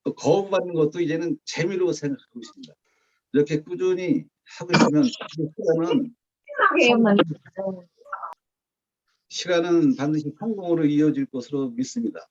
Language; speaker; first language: Korean; native; Korean